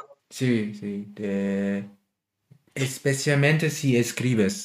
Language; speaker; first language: Spanish; non-native, learner; German